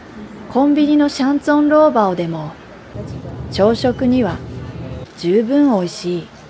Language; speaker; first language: Japanese; native; Japanese